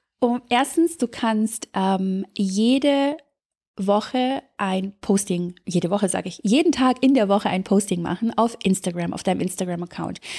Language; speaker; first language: German; early bilingual, other home language; Serbian